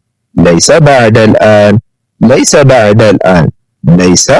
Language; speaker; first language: Arabic; non-native, learner; Amharic